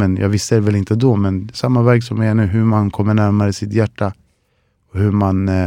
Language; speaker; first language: Swedish; early bilingual, other home language; Spanish